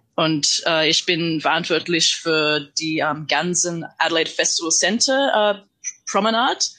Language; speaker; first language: German; non-native, learner; English